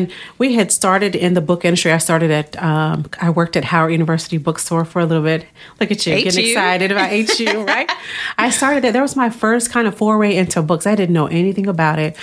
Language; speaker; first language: English; native; English